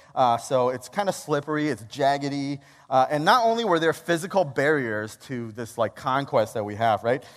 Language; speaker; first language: English; native; English